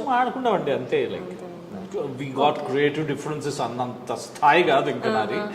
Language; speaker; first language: Telugu; native; Telugu